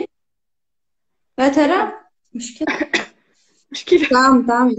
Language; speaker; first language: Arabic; non-native, learner; Turkish